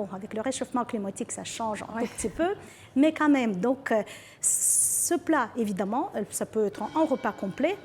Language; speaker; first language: French; non-native, fluent; Ukrainian